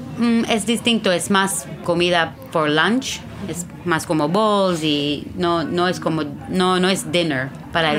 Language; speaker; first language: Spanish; non-native, learner; Hebrew